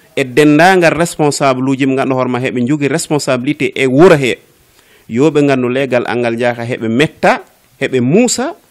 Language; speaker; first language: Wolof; non-native, local second language; Fula